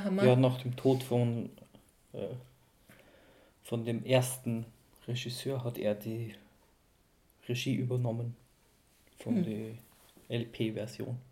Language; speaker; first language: German; native; German